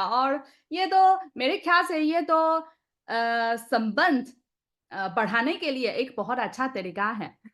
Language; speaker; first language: Hindi; non-native, fluent; Chinese